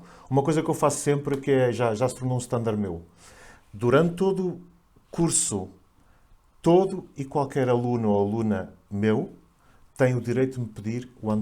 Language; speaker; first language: Portuguese; native; Portuguese